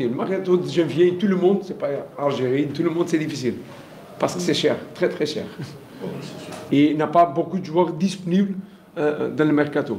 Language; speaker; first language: French; non-native, learner; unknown